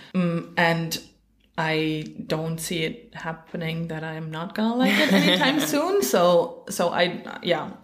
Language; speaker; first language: English; non-native, fluent; Dutch